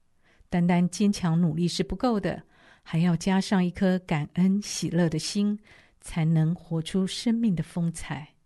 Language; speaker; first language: Chinese; native; Chinese